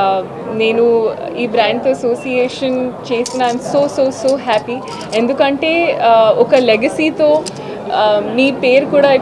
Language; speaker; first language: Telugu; non-native, learner; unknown